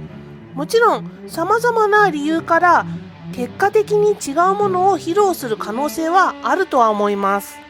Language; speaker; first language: Japanese; native; Japanese